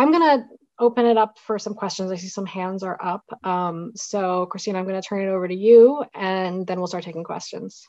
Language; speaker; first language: English; native; English